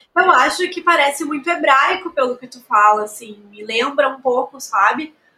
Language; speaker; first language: Portuguese; native; Portuguese